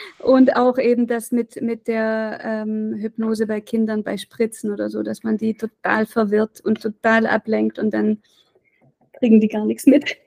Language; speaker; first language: German; native; German